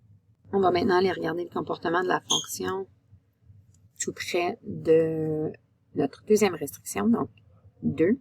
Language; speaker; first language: French; native; French